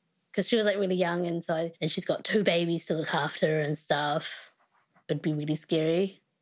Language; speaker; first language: English; early bilingual, other home language; Vietnamese